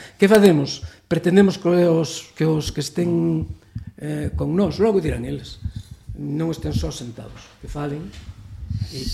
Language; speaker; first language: Galician; native; Galician